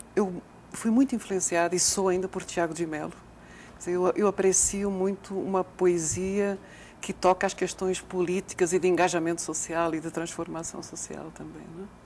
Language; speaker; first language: Portuguese; native; Portuguese